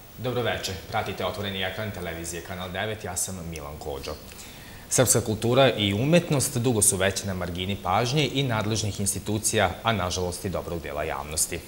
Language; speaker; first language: Serbian; native; Serbian